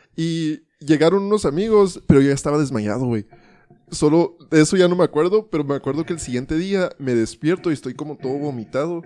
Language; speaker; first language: Spanish; early bilingual, heritage; Spanish